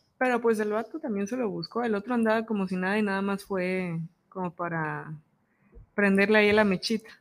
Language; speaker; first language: Spanish; native; Spanish